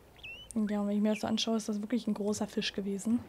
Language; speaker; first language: German; native; German